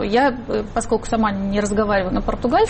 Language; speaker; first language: Russian; native; Russian